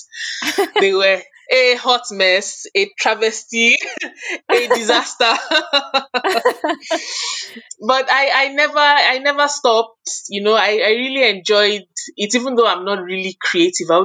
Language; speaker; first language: English; non-native, local second language; Yoruba